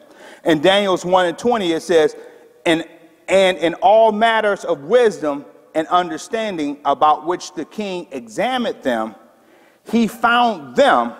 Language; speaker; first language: English; native; English